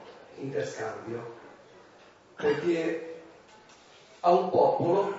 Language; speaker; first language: Italian; non-native, learner; Portuguese